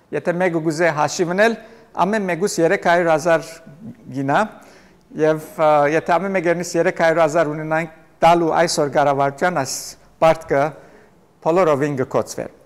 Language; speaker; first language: Armenian; native; Armenian